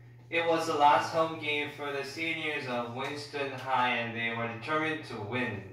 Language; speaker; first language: English; non-native, fluent; Korean